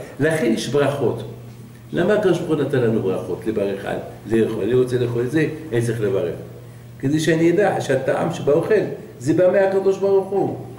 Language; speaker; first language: Hebrew; non-native, fluent; Arabic